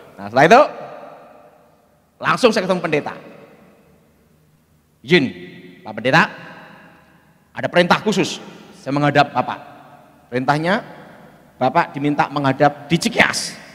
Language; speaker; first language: Indonesian; native; Indonesian